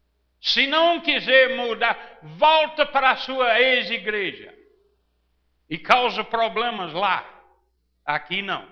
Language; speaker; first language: Portuguese; non-native, fluent; English